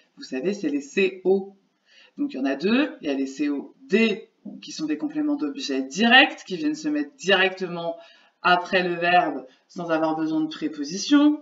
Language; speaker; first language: French; native; French